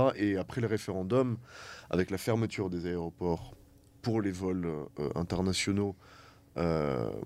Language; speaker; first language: French; native; French